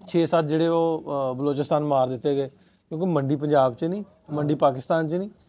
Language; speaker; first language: Punjabi; native; Punjabi